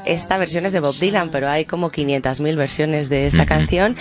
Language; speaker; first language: Spanish; native; Spanish